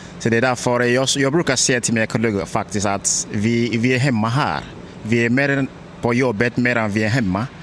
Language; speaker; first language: Swedish; non-native, learner; Igbo